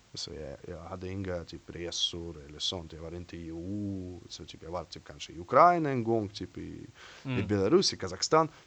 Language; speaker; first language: Swedish; non-native, fluent; Russian